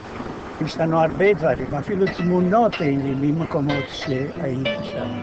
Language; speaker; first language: Hebrew; non-native, fluent; Romanian